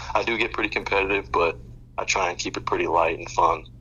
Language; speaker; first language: English; native; English